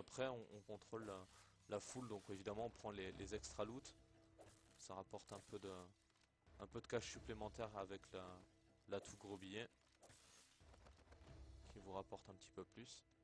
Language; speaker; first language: French; native; French